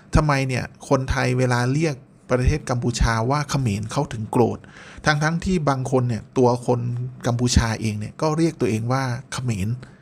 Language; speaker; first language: Thai; native; Thai